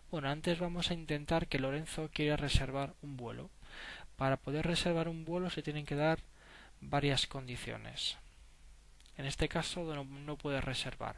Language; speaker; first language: Spanish; native; Spanish